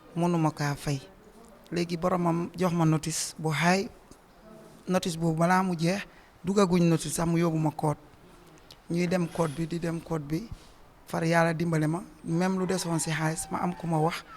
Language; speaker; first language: Wolof; non-native, local second language; Serer